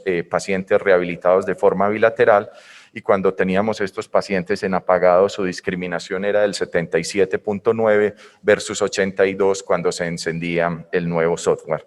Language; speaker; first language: Spanish; native; Spanish